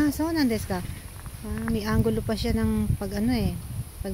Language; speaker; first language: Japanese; non-native, fluent; Filipino